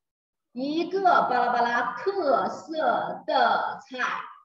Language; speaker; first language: Chinese; non-native, learner; Thai